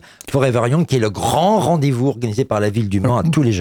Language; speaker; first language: French; native; French